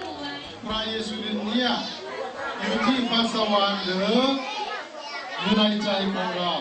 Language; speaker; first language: Thai; non-native, fluent; Korean